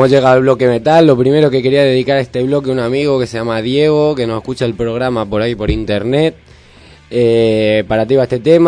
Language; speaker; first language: Spanish; native; Spanish